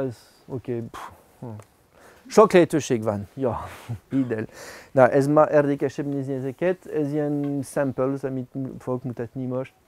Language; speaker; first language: Hungarian; non-native, learner; French